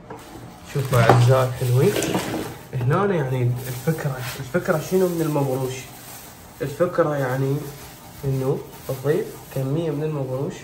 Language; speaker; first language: Arabic; native; Arabic